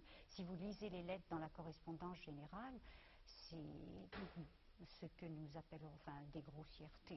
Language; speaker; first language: French; native; French